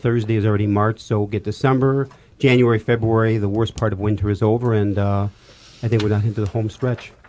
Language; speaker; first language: English; native; English